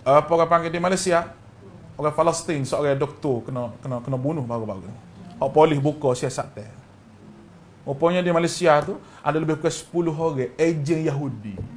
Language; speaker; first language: Malay; native; Malay